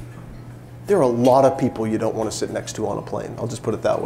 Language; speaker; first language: English; native; English